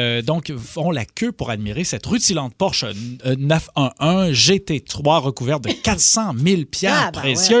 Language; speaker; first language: French; native; French